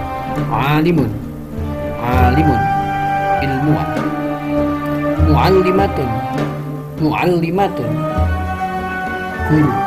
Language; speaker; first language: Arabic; non-native, fluent; Indonesian